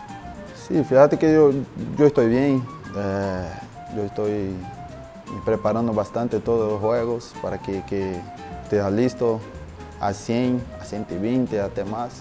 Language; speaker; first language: Spanish; non-native, learner; Portuguese